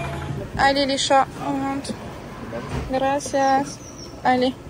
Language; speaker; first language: French; native; French